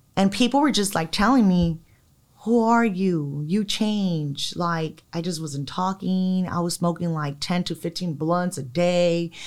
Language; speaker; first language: English; native; English